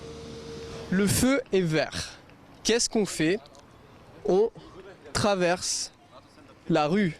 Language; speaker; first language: French; native; French